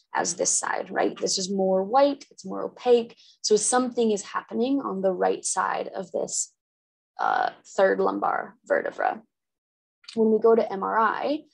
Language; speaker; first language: English; native; English